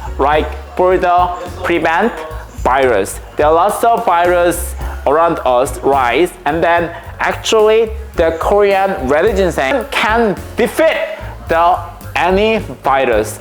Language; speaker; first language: English; non-native, learner; Korean